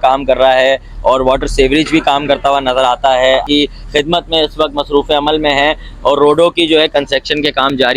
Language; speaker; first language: Urdu; native; Urdu